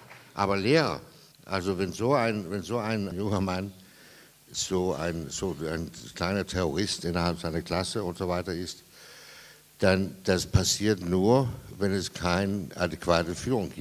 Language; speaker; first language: German; non-native, fluent; Danish